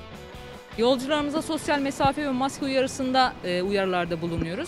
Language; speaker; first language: Turkish; native; Turkish